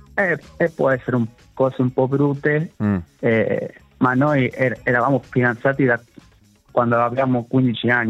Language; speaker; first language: Italian; non-native, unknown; Spanish